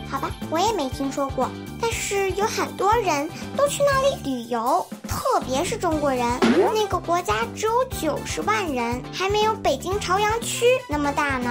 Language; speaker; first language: Chinese; native; Chinese